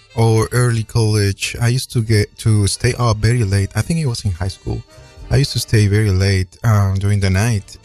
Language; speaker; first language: English; non-native, fluent; Spanish